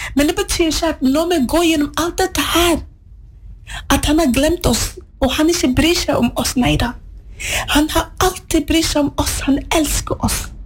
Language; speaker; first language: Norwegian; non-native, fluent; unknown